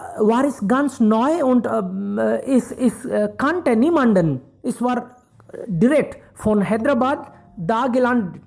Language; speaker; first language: German; non-native, fluent; Hindi